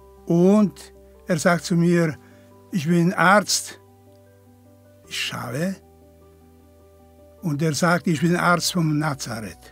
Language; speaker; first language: German; non-native, fluent; Polish